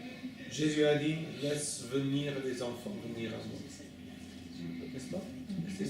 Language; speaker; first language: French; non-native, fluent; English